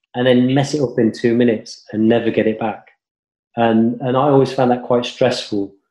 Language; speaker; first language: English; native; English